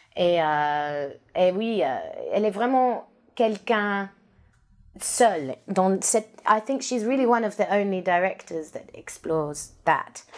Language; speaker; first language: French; non-native, learner; English